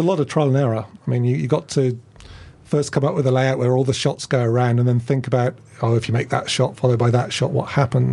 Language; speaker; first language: English; native; English